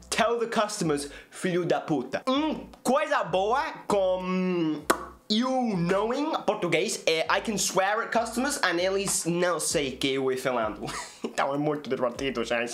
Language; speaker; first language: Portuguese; non-native, learner; English